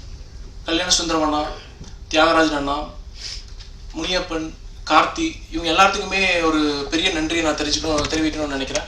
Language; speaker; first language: Tamil; native; Tamil